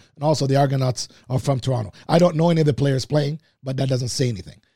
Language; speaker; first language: English; native; English